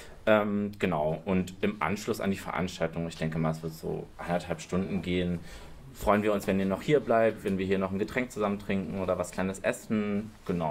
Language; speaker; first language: German; native; German